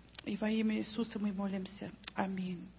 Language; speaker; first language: Russian; non-native, learner; English